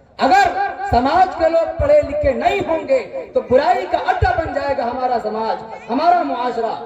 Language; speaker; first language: Urdu; native; Urdu